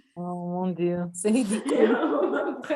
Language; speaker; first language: French; non-native, learner; Portuguese